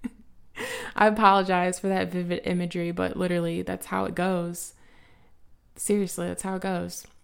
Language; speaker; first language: English; native; English